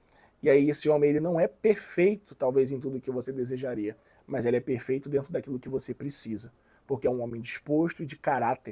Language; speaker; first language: Portuguese; native; Portuguese